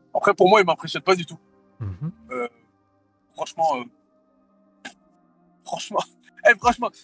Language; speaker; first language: French; early bilingual, other home language; Thai